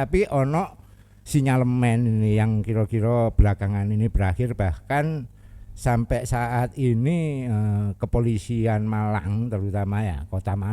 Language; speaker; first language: Indonesian; non-native, local second language; Javanese